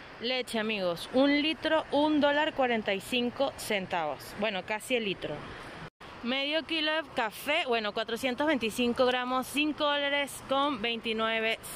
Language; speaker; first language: Spanish; native; Spanish